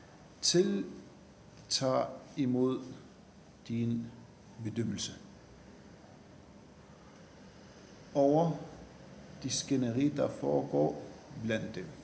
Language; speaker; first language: Danish; non-native, fluent; Arabic